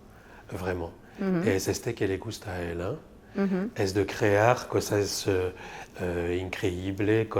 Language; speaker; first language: Spanish; non-native, fluent; French